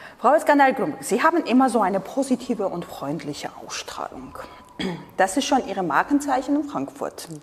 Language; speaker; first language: German; non-native, fluent; Georgian